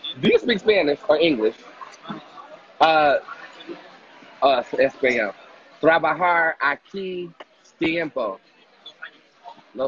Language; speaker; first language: Spanish; non-native, learner; English